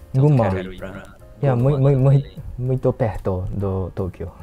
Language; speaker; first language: Portuguese; non-native, learner; Japanese